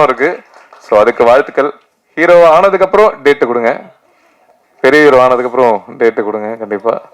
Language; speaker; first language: Tamil; native; Tamil